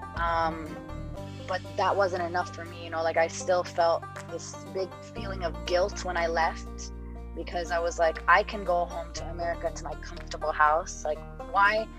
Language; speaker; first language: English; native; English